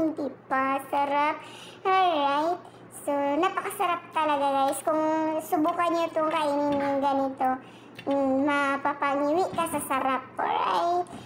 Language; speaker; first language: Filipino; non-native, local second language; Cebuano